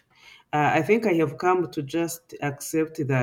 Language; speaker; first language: English; non-native, local second language; Kinyarwanda